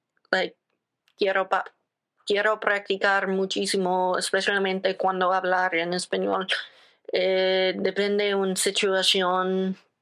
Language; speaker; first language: Spanish; non-native, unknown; English